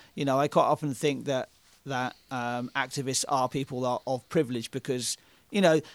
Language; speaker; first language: English; native; English